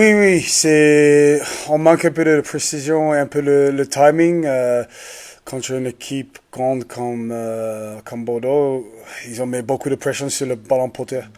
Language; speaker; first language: French; non-native, learner; English